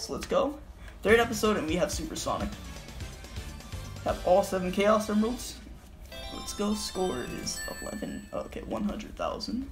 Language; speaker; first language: English; native; English